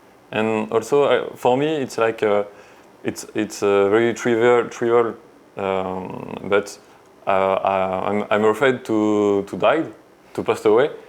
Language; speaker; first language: English; non-native, learner; French